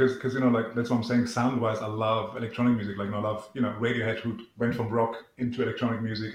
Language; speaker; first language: English; non-native, fluent; German